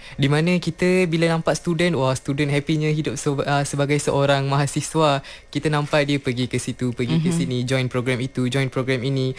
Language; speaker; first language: Malay; non-native, local second language; Tamil